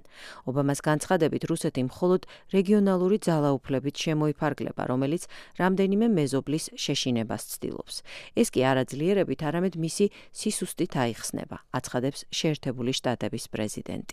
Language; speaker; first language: Georgian; native; Georgian